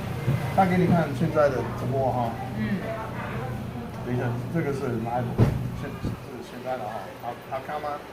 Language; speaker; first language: Chinese; non-native, learner; English